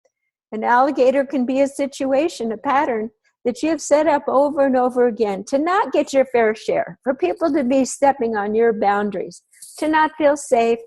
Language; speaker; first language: English; native; English